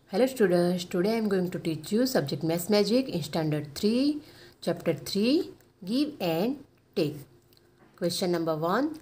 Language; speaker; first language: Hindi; non-native, local second language; Gujarati